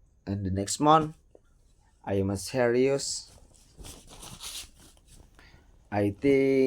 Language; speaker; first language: English; non-native, learner; Indonesian